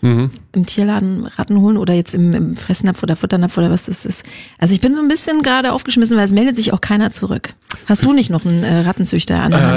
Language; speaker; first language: German; native; German